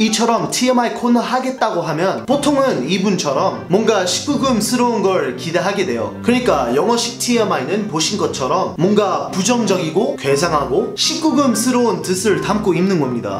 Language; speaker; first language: Korean; non-native, fluent; English